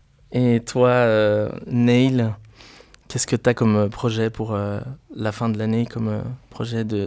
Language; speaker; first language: French; native; French